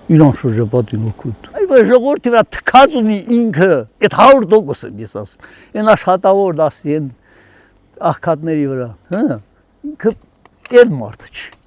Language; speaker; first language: Armenian; native; Armenian